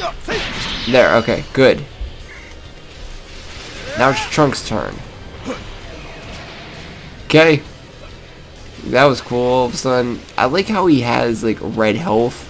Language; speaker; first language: English; native; English